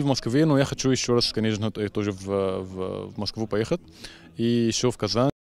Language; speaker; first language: Russian; non-native, fluent; Arabic